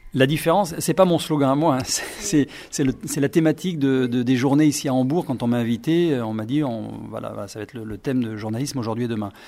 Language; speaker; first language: French; native; French